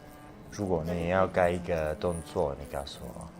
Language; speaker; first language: Chinese; non-native, fluent; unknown